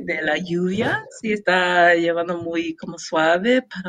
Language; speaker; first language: Spanish; non-native, learner; English